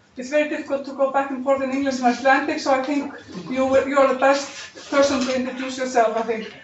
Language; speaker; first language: English; non-native, fluent; Icelandic